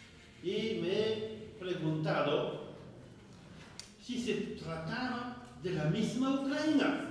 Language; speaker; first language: Spanish; non-native, fluent; French